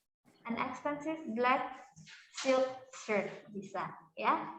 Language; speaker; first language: English; non-native, fluent; Indonesian